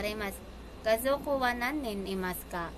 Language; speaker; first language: Japanese; non-native, learner; Filipino